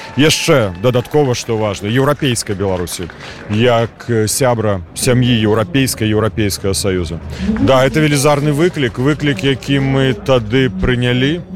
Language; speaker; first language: Belarusian; non-native, local second language; Russian